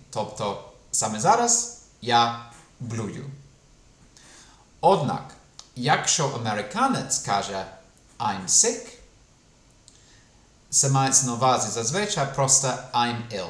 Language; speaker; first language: Ukrainian; non-native, fluent; English